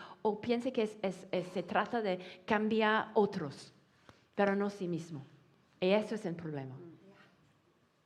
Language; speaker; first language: Spanish; non-native, fluent; English